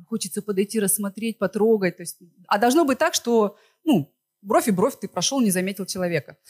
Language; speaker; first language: Russian; native; Russian